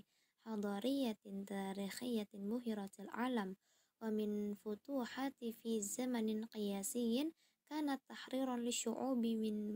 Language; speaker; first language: Arabic; non-native, learner; Indonesian